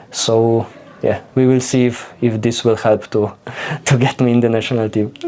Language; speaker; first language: English; non-native, fluent; Slovenian